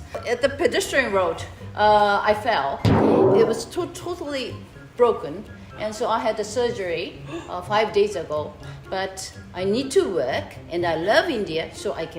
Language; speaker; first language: English; non-native, fluent; Japanese